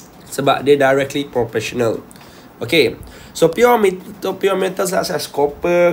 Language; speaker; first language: English; non-native, local second language; Malay